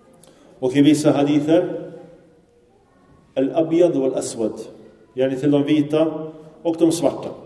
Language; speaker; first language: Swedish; early bilingual, other home language; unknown